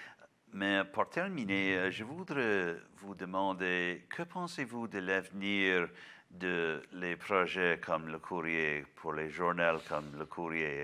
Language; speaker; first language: French; non-native, local second language; English